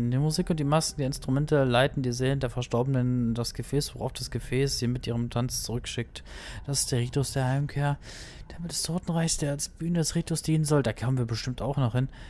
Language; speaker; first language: German; native; German